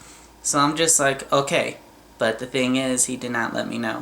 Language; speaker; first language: English; native; English